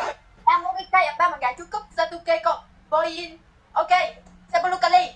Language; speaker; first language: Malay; non-native, learner; Vietnamese